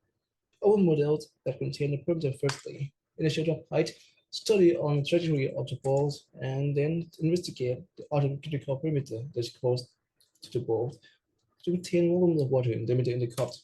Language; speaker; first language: English; non-native, learner; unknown